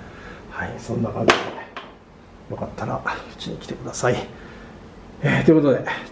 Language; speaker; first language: Japanese; native; Japanese